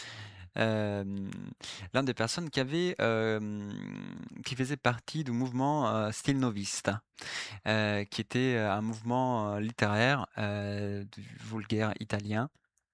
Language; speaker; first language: French; native; French